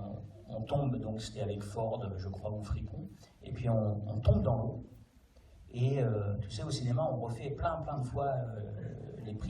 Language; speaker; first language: French; native; French